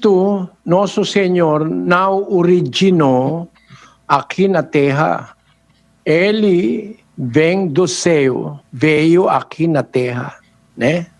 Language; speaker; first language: Portuguese; non-native, learner; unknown